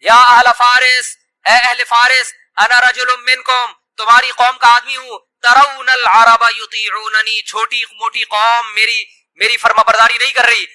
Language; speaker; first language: Urdu; native; Urdu